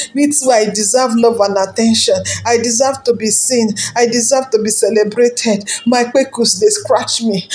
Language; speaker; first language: Nigerian Pidgin; non-native, local second language; Yoruba